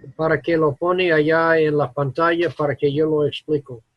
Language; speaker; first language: Spanish; non-native, fluent; English